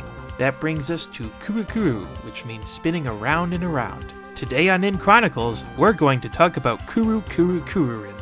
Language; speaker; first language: English; native; English